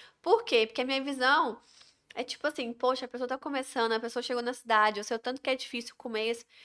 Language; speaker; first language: Portuguese; native; Portuguese